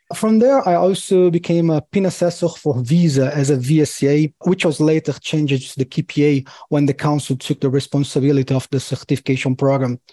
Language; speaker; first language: English; non-native, fluent; Portuguese